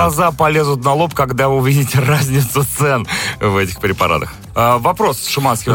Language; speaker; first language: Russian; native; Russian